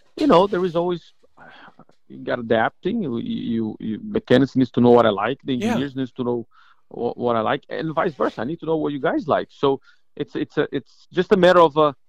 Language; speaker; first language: English; non-native, fluent; Portuguese